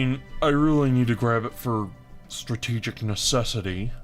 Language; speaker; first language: English; native; English